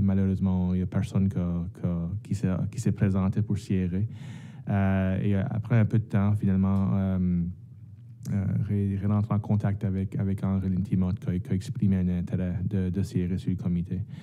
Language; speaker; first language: French; native; French